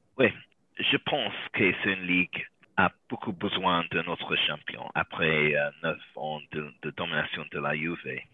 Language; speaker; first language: French; non-native, learner; English